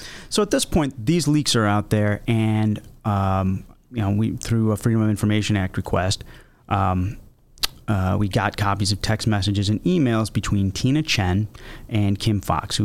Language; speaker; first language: English; native; English